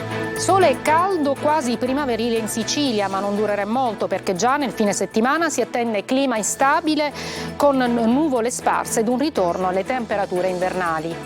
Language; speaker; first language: Italian; native; Italian